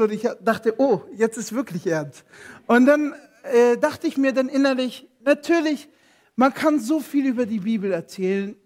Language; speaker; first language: German; non-native, fluent; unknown